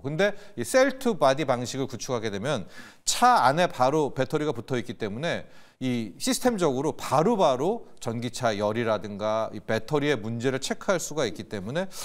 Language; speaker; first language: Korean; native; Korean